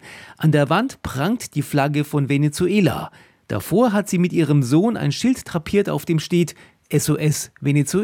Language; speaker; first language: German; native; German